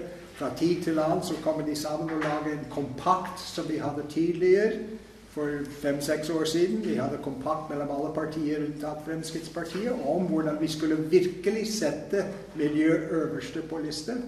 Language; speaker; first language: Norwegian; non-native, fluent; English